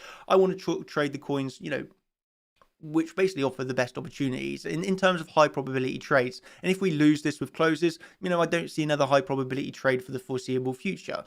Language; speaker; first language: English; native; English